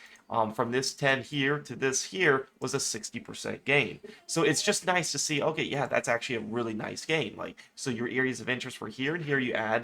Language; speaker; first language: English; native; English